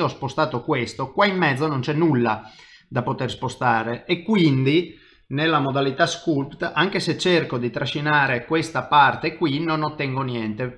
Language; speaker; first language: Italian; native; Italian